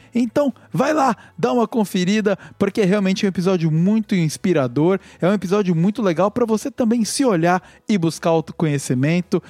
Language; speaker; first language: Portuguese; native; Portuguese